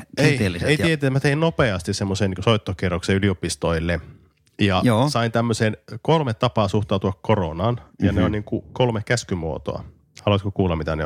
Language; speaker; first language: Finnish; native; Finnish